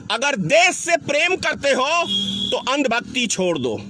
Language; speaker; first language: Hindi; native; Hindi